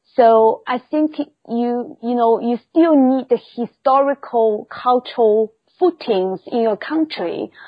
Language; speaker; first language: English; non-native, fluent; Chinese